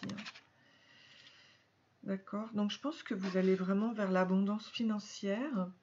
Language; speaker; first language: French; native; French